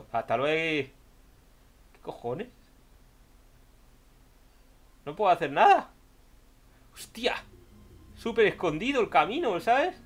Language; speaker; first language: Spanish; native; Spanish